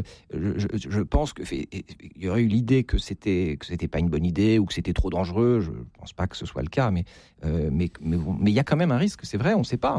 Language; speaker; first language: French; native; French